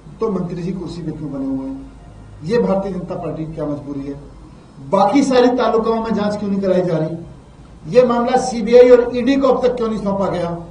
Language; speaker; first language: Hindi; native; Hindi